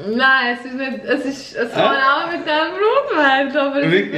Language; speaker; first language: German; non-native, local second language; Albanian